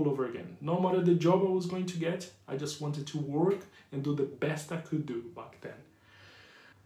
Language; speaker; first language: English; non-native, fluent; Portuguese